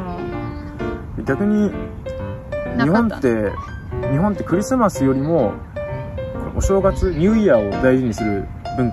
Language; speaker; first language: Japanese; native; Japanese